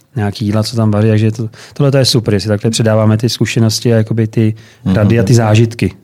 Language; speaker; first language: Czech; native; Czech